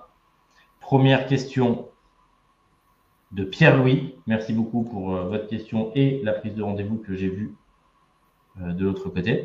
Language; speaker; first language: French; native; French